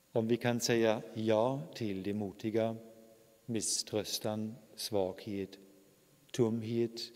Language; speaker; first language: Swedish; non-native, fluent; German